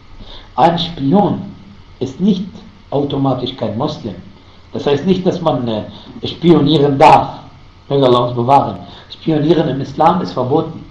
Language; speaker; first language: German; non-native, fluent; Arabic